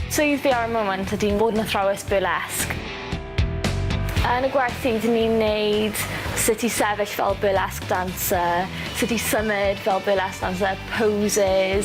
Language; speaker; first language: Welsh; non-native, local second language; English